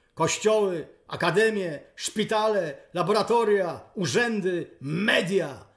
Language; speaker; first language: Polish; native; Polish